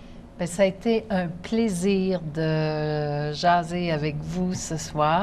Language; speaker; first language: French; native; French